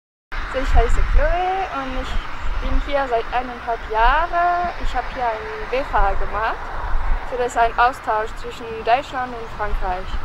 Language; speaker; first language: German; non-native, fluent; French